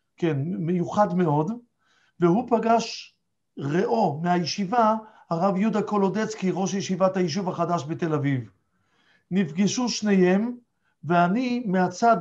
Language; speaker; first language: Hebrew; native; Hebrew